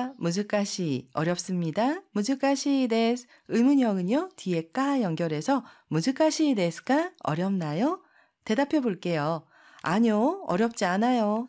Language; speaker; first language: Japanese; non-native, fluent; Korean